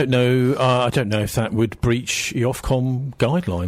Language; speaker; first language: English; native; English